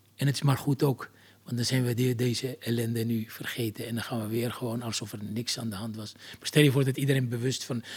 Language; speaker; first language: Dutch; non-native, fluent; Arabic